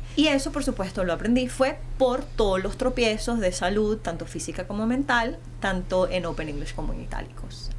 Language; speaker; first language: Spanish; early bilingual, heritage; Spanish